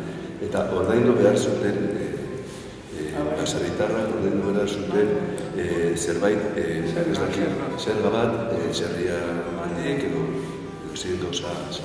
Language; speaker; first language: Basque; non-native, local second language; Spanish